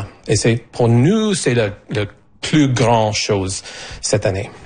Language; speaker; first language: French; non-native, fluent; English